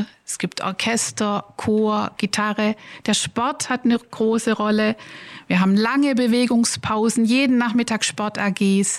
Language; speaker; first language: German; native; German